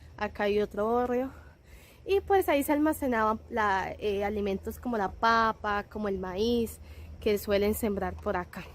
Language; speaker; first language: Spanish; native; Spanish